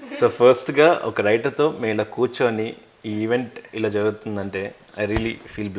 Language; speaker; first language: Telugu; native; Telugu